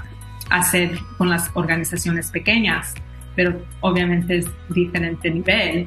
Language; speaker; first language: Spanish; early bilingual, heritage; Spanish